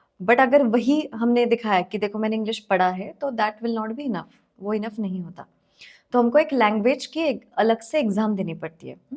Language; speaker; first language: Hindi; non-native, local second language; Marathi